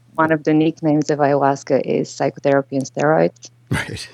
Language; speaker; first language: English; non-native, fluent; Bulgarian